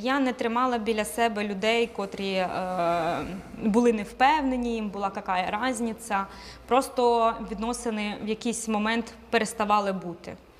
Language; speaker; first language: Ukrainian; non-native, local second language; Russian